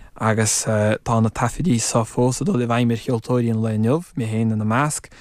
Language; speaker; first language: Irish; non-native, fluent; English